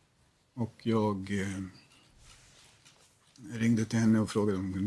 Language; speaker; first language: Swedish; native; Swedish